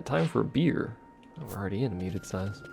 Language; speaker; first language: English; native; English